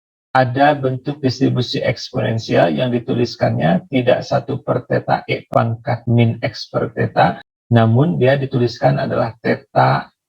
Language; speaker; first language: Indonesian; native; Indonesian